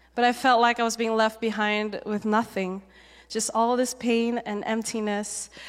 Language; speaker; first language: English; native; English